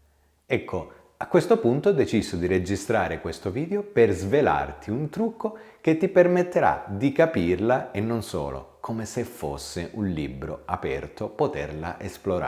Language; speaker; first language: Italian; native; Italian